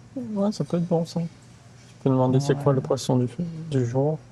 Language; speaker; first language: French; native; French